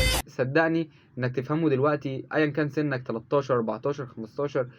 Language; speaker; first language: Arabic; native; Arabic